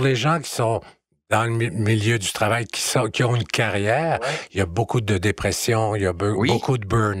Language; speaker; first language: French; native; French